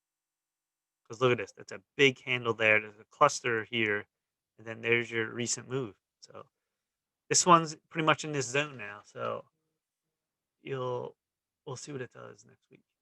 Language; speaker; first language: English; native; English